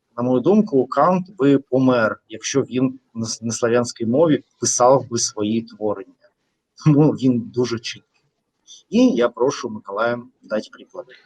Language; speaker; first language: Ukrainian; non-native, local second language; Russian